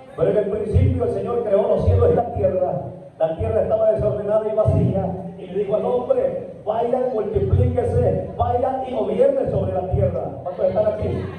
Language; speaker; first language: Spanish; native; Spanish